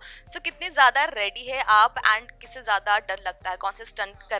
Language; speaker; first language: Hindi; native; Hindi